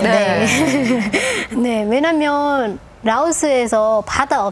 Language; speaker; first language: Korean; non-native, local second language; Lao